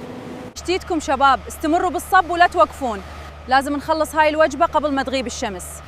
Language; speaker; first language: Arabic; native; Arabic